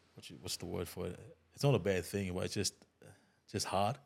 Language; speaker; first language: English; non-native, fluent; Tongan